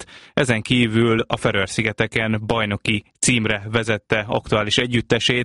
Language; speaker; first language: Hungarian; native; Hungarian